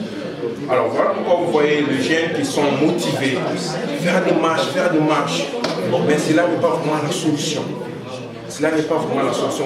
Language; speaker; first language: French; non-native, local second language; Lingala